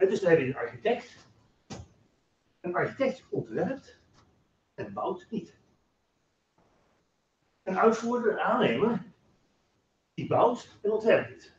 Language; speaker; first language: Dutch; native; Dutch